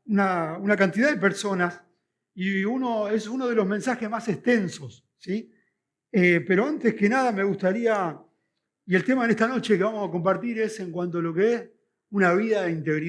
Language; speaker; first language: Spanish; native; Spanish